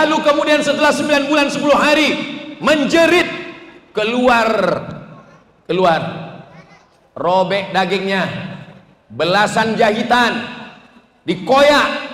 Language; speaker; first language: Indonesian; native; Indonesian